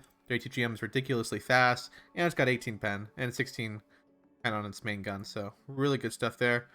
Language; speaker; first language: English; native; English